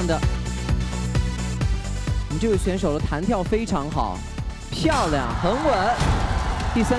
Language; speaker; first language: Chinese; native; Chinese